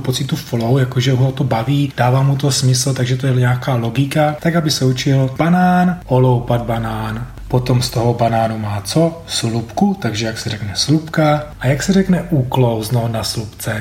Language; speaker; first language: Czech; native; Czech